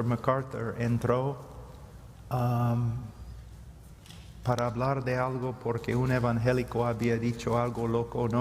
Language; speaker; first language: Spanish; non-native, fluent; English